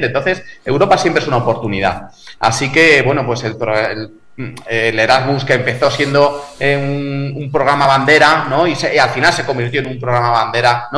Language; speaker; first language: Spanish; native; Spanish